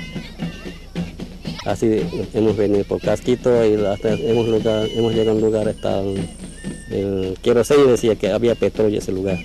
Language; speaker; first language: Spanish; native; Spanish